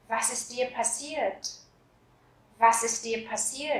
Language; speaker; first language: German; non-native, fluent; Vietnamese